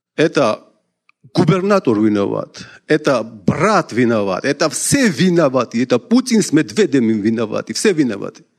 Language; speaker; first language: Russian; non-native, local second language; Georgian